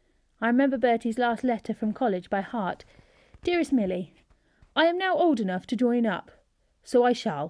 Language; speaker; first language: English; native; English